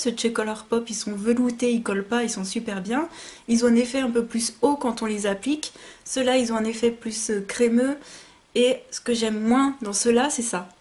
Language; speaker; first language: French; native; French